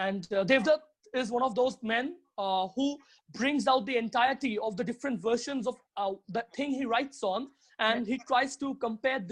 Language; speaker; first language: English; non-native, local second language; Bangla